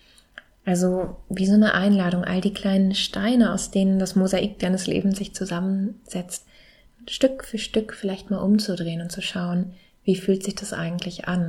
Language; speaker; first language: German; native; German